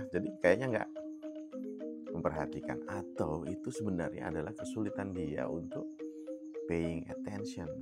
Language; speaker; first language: Indonesian; native; Indonesian